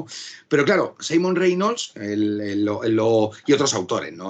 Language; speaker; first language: Spanish; native; Spanish